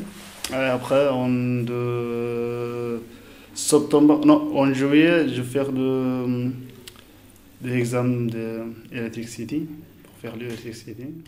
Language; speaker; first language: French; non-native, learner; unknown